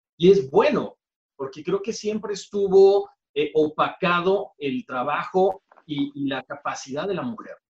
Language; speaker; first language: Spanish; native; Spanish